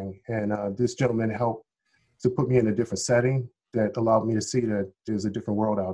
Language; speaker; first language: English; native; English